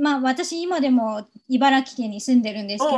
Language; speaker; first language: Japanese; non-native, fluent; Chinese